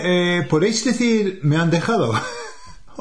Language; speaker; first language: Spanish; non-native, fluent; English